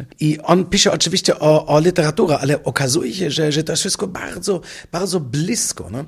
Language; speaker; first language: Polish; non-native, fluent; German